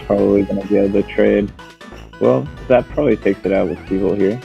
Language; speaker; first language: English; native; English